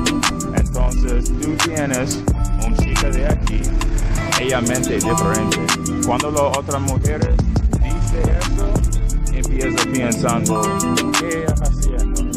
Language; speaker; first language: Spanish; non-native, learner; English